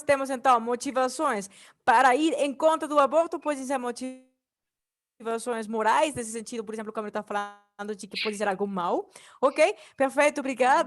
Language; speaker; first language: Portuguese; non-native, fluent; Spanish